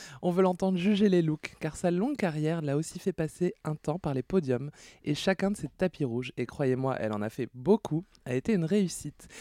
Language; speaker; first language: French; native; French